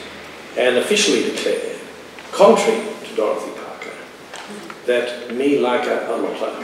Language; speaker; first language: English; native; English